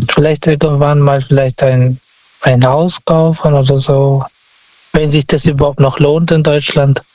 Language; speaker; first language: German; non-native, fluent; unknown